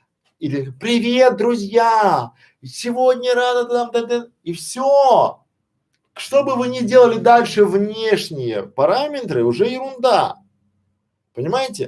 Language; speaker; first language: Russian; native; Russian